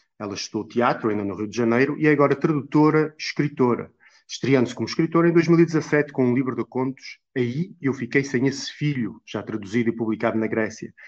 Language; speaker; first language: Portuguese; native; Portuguese